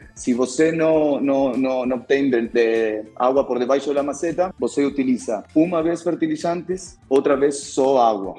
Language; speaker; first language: Portuguese; non-native, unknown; Spanish